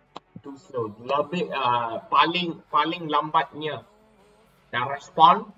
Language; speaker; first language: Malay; non-native, local second language; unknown